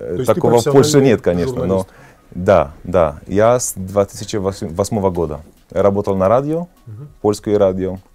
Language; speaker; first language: Russian; non-native, fluent; Polish